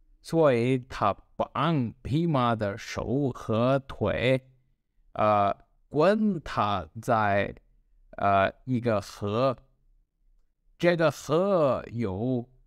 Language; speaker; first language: Chinese; non-native, learner; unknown